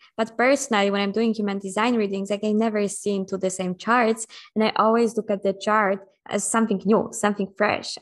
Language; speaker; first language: English; non-native, fluent; Polish